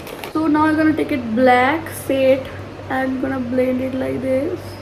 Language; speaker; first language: English; non-native, local second language; Bangla